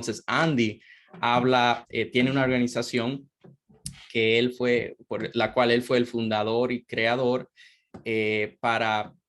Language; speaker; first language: Spanish; non-native, fluent; English